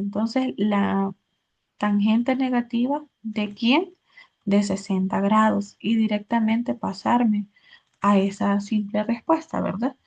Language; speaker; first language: Spanish; native; Spanish